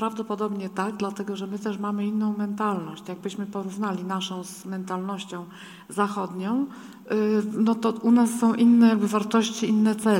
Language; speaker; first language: Polish; native; Polish